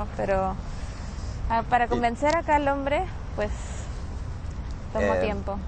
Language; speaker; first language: Spanish; native; Spanish